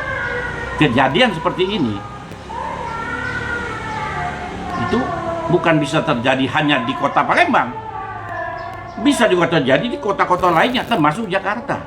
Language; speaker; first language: Indonesian; native; Indonesian